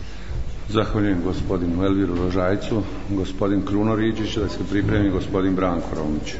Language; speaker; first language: Croatian; native; Croatian